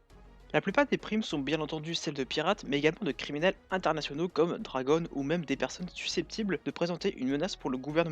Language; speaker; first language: French; native; French